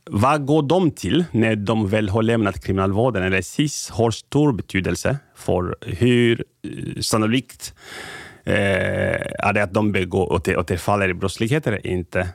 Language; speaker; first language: Swedish; non-native, fluent; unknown